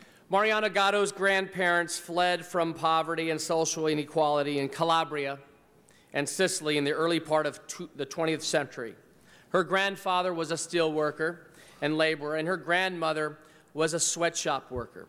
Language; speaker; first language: English; early bilingual, other home language; Italian